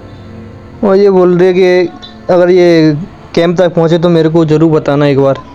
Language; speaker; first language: Hindi; native; Hindi